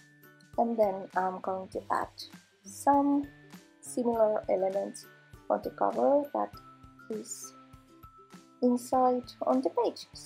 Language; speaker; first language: English; non-native, fluent; Finnish